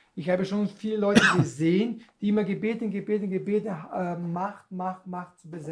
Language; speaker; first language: German; non-native, learner; Portuguese